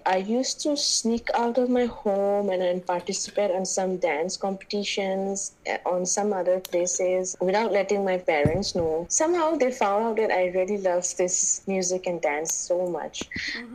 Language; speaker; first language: English; non-native, local second language; Manipuri